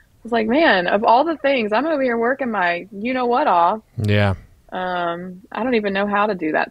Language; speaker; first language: English; native; English